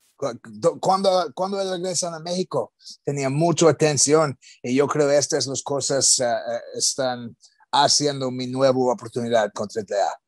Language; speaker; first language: Spanish; non-native, learner; English